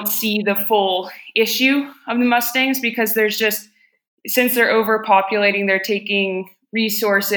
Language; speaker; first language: English; native; English